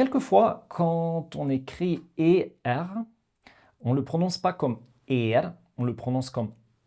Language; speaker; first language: French; non-native, fluent; Norwegian